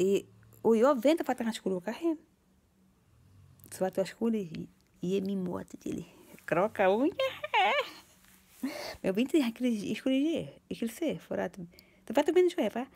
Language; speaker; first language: Swedish; non-native, learner; Portuguese